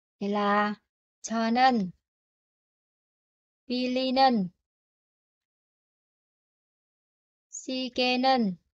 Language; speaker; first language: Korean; non-native, fluent; Vietnamese